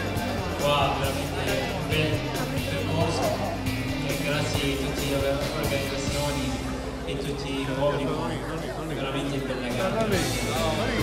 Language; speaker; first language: Italian; non-native, learner; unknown